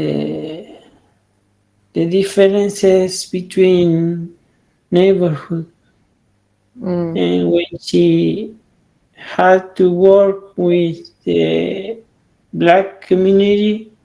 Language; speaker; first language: English; non-native, learner; Spanish